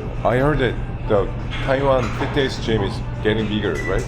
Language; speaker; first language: English; non-native, learner; Korean